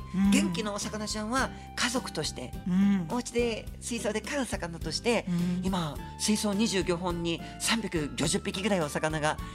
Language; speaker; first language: Japanese; native; Japanese